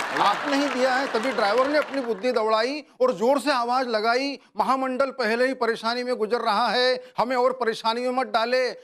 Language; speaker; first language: Hindi; non-native, local second language; Telugu